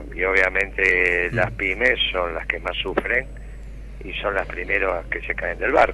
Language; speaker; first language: Spanish; native; Spanish